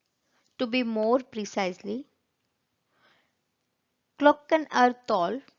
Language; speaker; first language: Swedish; non-native, learner; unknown